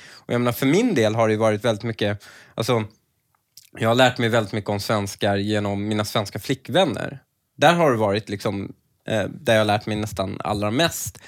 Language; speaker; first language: Swedish; early bilingual, other home language; Persian